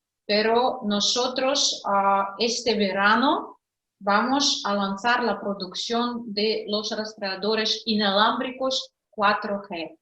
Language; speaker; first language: Spanish; non-native, fluent; Russian